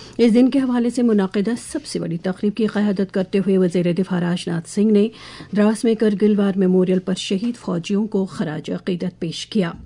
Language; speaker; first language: Urdu; non-native, local second language; Kashmiri